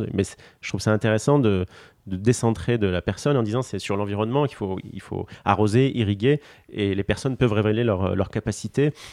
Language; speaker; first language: French; non-native, local second language; Arabic